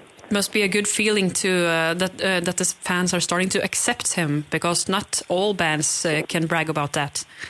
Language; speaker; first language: English; non-native, fluent; Norwegian